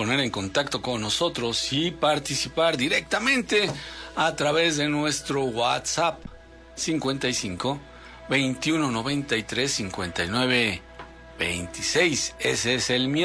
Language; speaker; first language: Spanish; native; Spanish